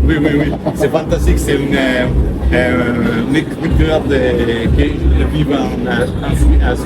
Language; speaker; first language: French; non-native, learner; Italian